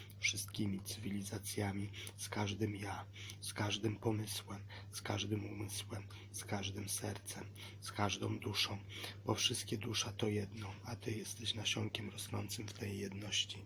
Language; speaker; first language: Polish; native; Polish